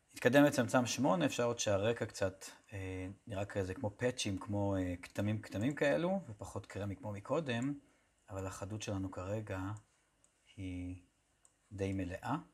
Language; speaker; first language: Hebrew; native; Hebrew